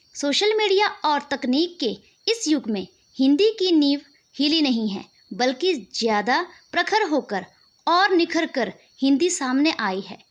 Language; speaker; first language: Hindi; native; Hindi